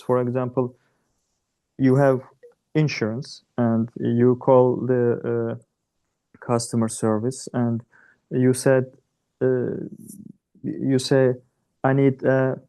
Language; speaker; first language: English; non-native, learner; Turkish